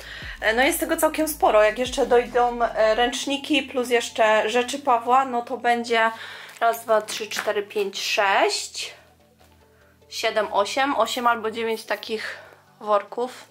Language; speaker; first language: Polish; native; Polish